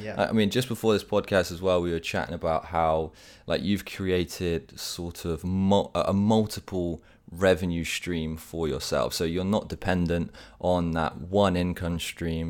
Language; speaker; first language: English; native; English